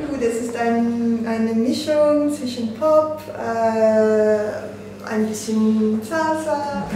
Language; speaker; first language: German; non-native, learner; French